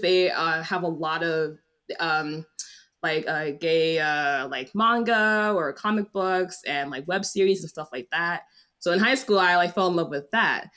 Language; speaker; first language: English; native; English